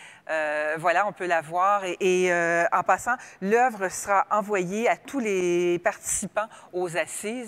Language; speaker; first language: French; native; French